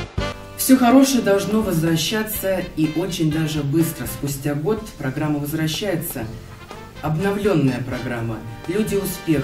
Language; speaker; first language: Russian; native; Russian